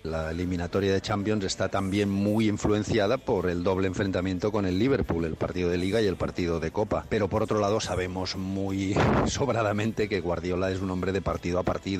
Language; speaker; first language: Spanish; native; Spanish